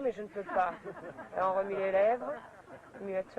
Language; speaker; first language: French; native; French